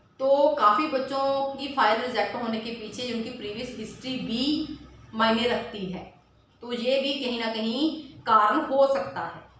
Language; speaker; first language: Hindi; non-native, local second language; Punjabi